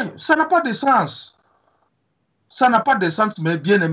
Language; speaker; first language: French; non-native, local second language; Swahili